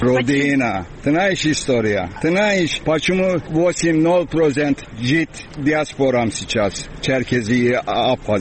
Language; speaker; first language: Russian; non-native, learner; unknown